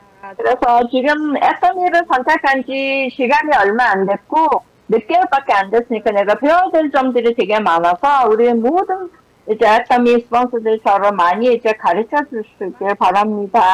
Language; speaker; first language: Korean; non-native, fluent; Mongolian